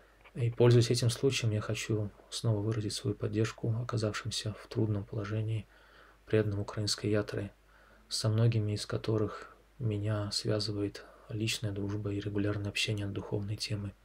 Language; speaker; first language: Russian; native; Russian